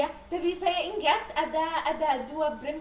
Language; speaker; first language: Indonesian; non-native, learner; Arabic